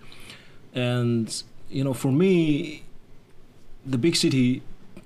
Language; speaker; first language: English; non-native, fluent; Chinese